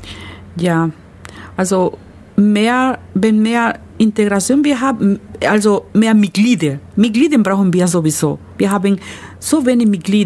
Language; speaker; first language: German; non-native, learner; Spanish